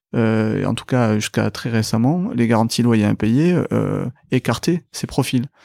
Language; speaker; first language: French; native; French